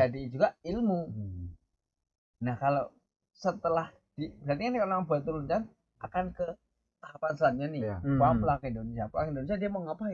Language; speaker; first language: Indonesian; native; Indonesian